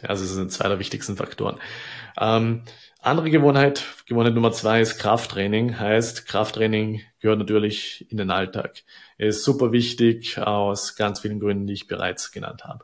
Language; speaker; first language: German; native; German